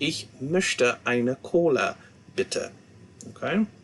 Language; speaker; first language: German; non-native, fluent; English